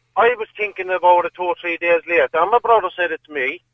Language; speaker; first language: English; native; English